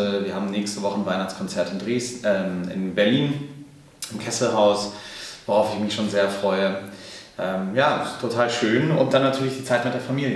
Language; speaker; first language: German; native; German